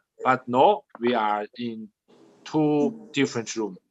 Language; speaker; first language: English; non-native, learner; Chinese